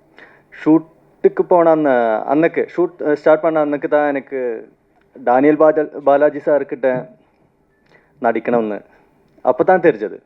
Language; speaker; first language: Tamil; non-native, fluent; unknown